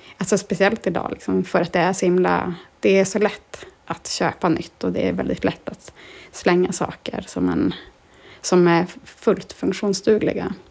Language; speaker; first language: Swedish; native; Swedish